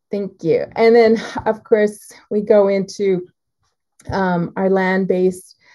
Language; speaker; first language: English; native; English